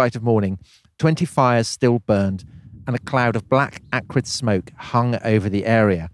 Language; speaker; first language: English; native; English